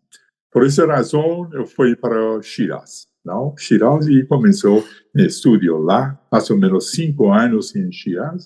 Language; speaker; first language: Spanish; non-native, fluent; Persian